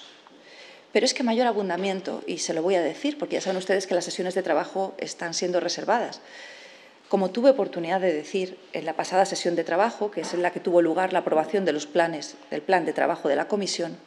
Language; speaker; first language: Spanish; native; Spanish